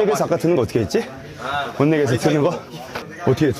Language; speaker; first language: Korean; native; Korean